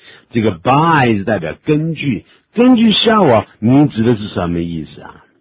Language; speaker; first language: Chinese; native; Chinese